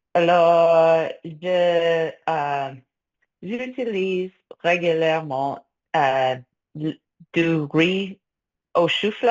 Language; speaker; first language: French; non-native, fluent; English